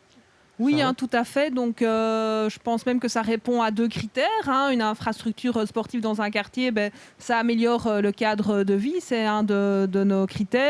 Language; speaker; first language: French; native; French